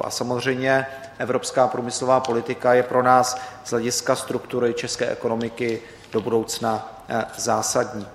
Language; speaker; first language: Czech; native; Czech